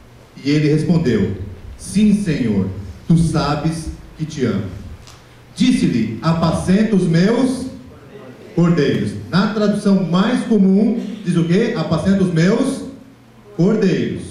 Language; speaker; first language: Portuguese; native; Portuguese